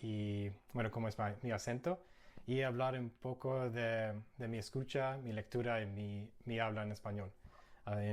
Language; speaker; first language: Spanish; non-native, fluent; English